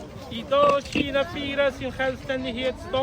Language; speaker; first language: Swedish; non-native, fluent; Uyghur